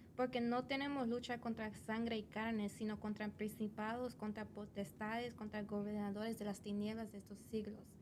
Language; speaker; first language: Spanish; early bilingual, heritage; Spanish